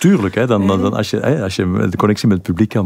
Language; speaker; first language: Dutch; native; Dutch